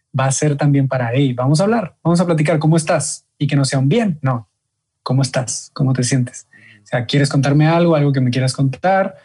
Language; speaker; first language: Spanish; native; Spanish